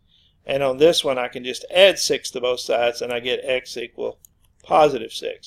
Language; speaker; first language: English; native; English